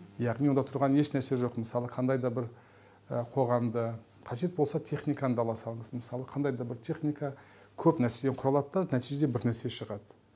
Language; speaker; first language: Kazakh; non-native, local second language; Turkish